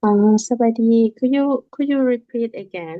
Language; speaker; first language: English; non-native, learner; Lao